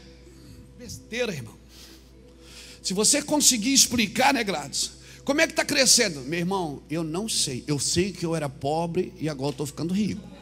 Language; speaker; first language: Portuguese; native; Portuguese